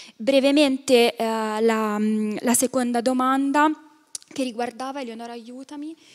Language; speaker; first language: Italian; native; Italian